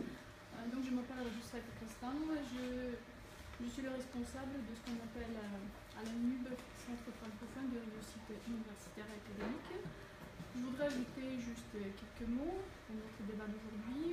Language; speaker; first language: French; non-native, fluent; Bulgarian